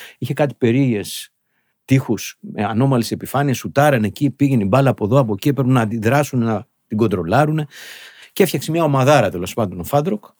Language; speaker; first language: Greek; native; Greek